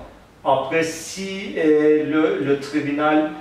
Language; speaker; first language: French; non-native, learner; Turkish